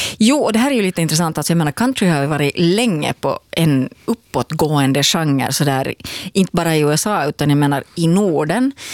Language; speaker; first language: Swedish; native; Swedish